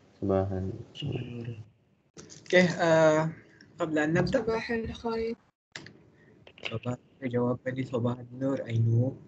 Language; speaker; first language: Arabic; non-native, fluent; Malay